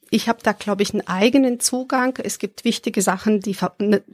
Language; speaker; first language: German; early bilingual, other home language; Serbian